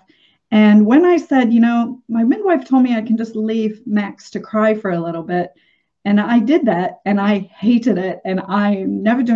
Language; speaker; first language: English; native; English